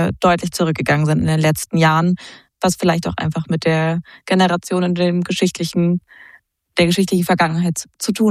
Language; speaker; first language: German; native; German